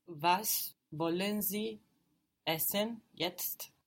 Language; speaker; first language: German; non-native, learner; English